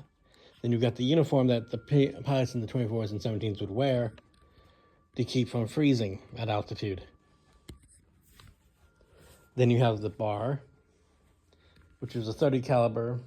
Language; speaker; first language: English; native; English